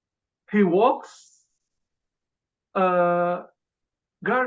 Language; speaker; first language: English; non-native, learner; Indonesian